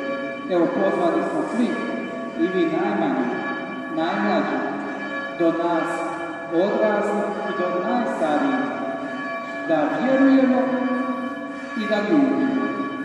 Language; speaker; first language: Serbian; native; Serbian